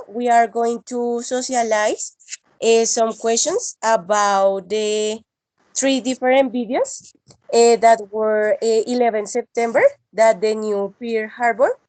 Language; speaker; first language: English; non-native, learner; Spanish